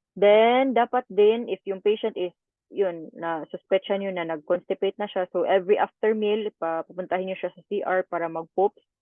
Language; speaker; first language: Filipino; native; Filipino